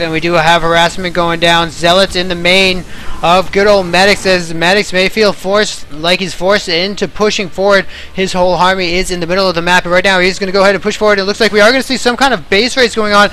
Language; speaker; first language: English; native; English